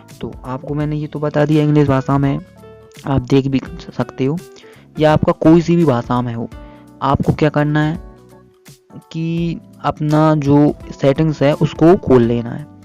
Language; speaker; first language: Hindi; native; Hindi